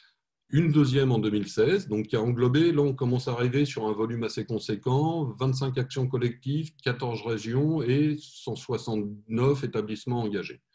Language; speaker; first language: French; native; French